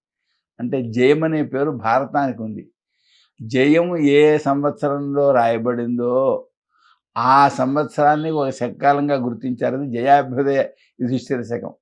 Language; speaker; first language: Telugu; native; Telugu